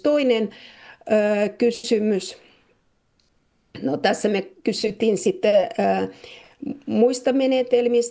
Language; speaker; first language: Finnish; non-native, fluent; Russian